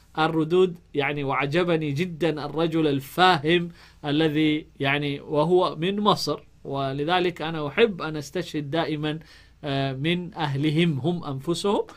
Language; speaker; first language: Arabic; non-native, fluent; Amharic